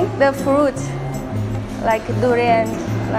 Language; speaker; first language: English; non-native, learner; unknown